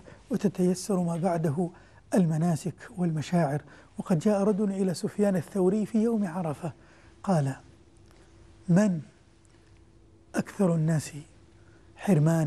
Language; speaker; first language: Arabic; native; Arabic